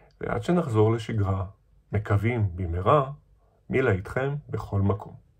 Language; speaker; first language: Hebrew; native; Hebrew